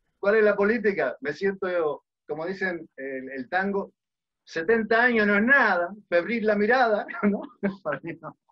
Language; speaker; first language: Spanish; early bilingual, other home language; Dutch